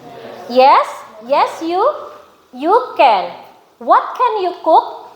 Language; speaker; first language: English; non-native, fluent; Indonesian